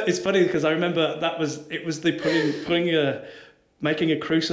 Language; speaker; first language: English; native; English